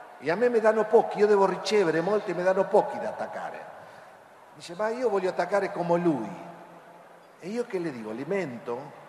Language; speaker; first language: Italian; non-native, fluent; Spanish